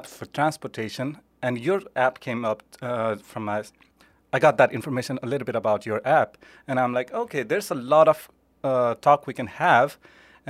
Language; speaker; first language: English; non-native, local second language; Nepali